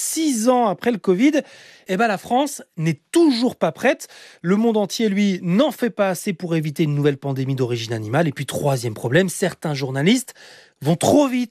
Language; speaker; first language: French; native; French